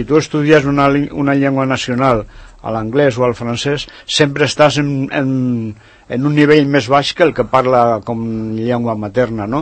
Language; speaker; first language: Catalan; non-native, local second language; Spanish